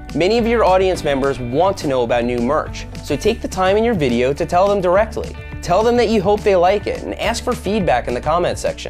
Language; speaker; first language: English; native; English